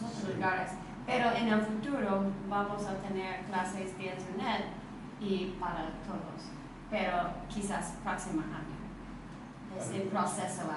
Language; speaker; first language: Spanish; non-native, learner; English